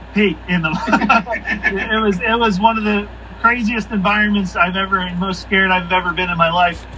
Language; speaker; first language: English; native; English